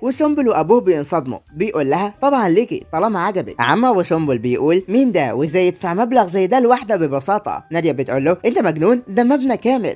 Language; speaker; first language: Arabic; native; Arabic